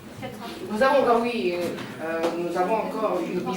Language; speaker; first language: French; non-native, fluent; Russian